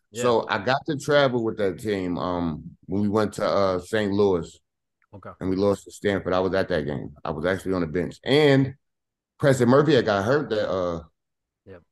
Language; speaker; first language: English; native; English